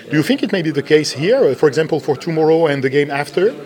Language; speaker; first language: English; non-native, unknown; French